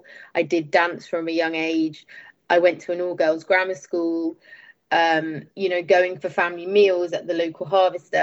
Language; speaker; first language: English; native; English